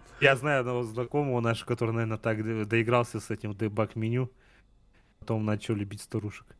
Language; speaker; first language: Russian; native; Russian